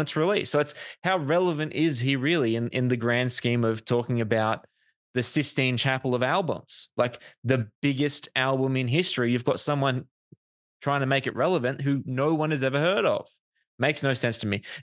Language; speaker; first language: English; native; English